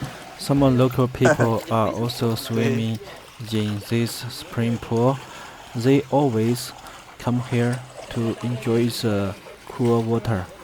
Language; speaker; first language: English; non-native, fluent; Chinese